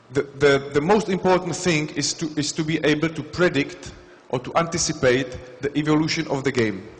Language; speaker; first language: English; non-native, fluent; Czech